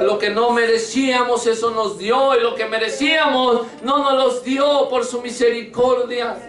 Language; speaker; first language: Spanish; native; Spanish